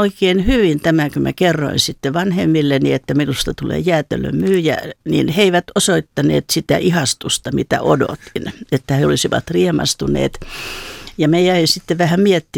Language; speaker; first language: Finnish; native; Finnish